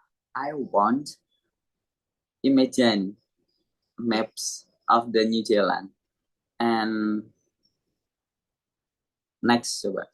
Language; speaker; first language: English; non-native, learner; Indonesian